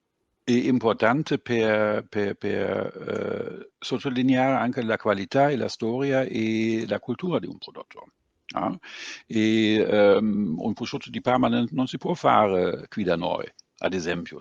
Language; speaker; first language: Italian; non-native, fluent; German